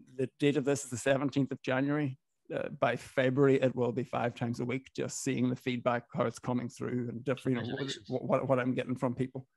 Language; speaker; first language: English; native; English